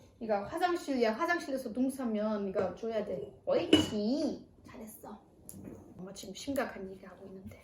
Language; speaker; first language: Korean; non-native, fluent; German